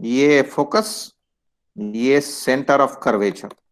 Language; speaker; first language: Hindi; non-native, local second language; Marathi